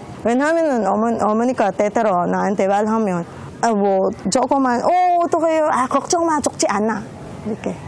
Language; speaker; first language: Korean; non-native, learner; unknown